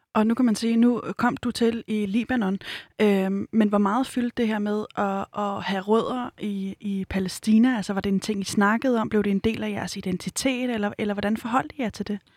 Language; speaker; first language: Danish; native; Danish